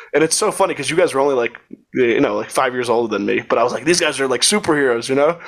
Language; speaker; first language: English; native; English